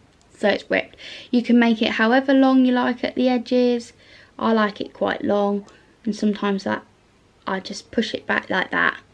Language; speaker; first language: English; native; English